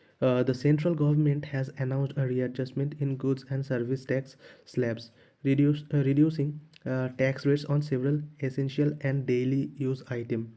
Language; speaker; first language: English; non-native, local second language; Bangla